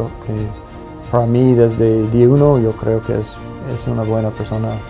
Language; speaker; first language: Spanish; non-native, fluent; English